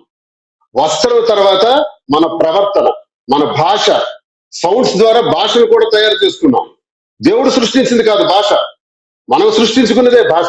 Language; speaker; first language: Telugu; native; Telugu